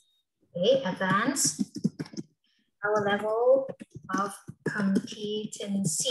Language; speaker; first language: English; non-native, fluent; Vietnamese